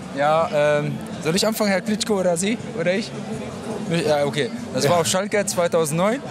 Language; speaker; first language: German; early bilingual, other home language; Arabic